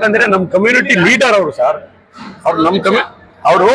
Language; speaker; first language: Kannada; non-native, local second language; Urdu